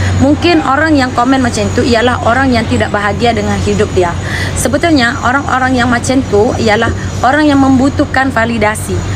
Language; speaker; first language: Malay; native; Malay